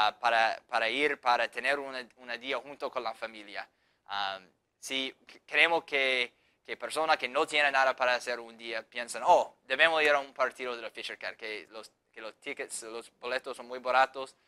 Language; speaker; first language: Spanish; non-native, fluent; English